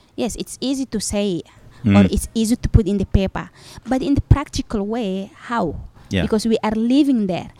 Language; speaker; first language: English; non-native, fluent; Fula